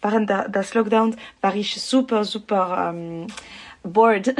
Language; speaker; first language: German; non-native, learner; French